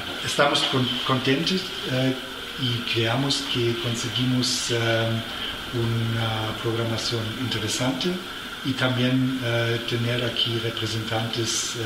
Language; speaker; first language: Spanish; non-native, fluent; German